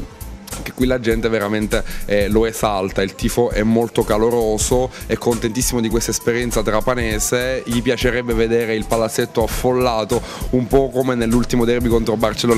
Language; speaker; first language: Italian; native; Italian